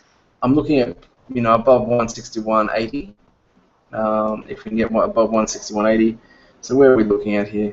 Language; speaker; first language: English; native; English